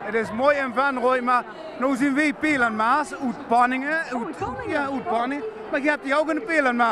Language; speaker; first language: Dutch; native; Dutch